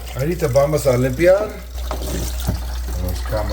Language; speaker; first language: Spanish; non-native, learner; English